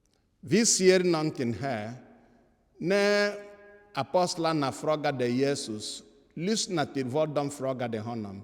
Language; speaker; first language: Swedish; non-native, fluent; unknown